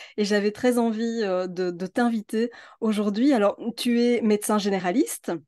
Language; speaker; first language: French; native; French